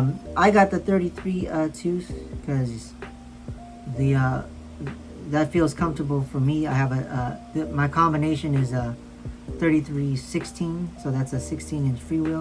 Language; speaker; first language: English; native; English